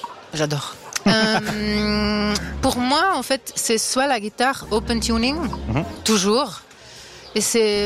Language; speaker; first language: French; non-native, local second language; Swiss German